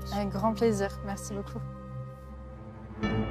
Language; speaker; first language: French; native; French